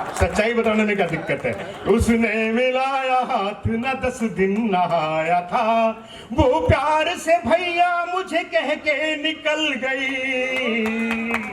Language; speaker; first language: Hindi; non-native, local second language; Punjabi